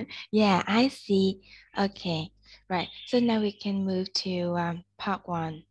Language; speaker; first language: English; non-native, fluent; Vietnamese